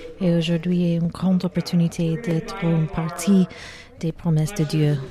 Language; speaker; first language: French; non-native, learner; English